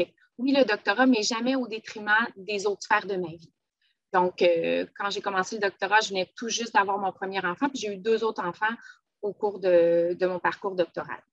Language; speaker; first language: French; native; French